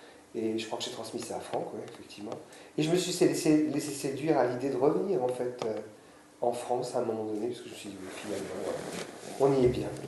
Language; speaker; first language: French; native; French